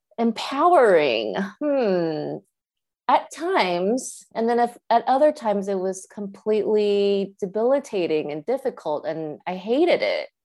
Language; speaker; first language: English; early bilingual, other home language; Chinese